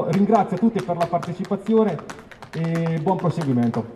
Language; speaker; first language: Italian; native; Italian